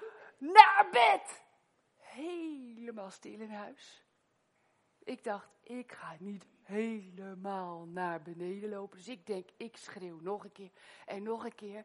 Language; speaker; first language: Dutch; native; Dutch